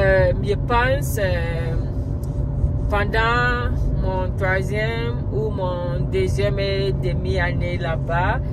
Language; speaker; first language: French; non-native, learner; Akan